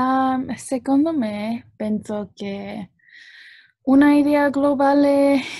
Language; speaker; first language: Italian; non-native, learner; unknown